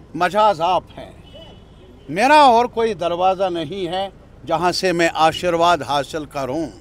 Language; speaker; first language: Urdu; native; Urdu